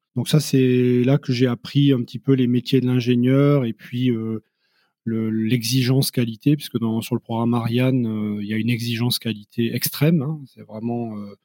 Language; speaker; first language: French; native; French